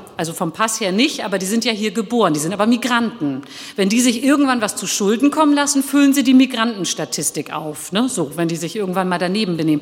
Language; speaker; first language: German; early bilingual, other home language; Turkish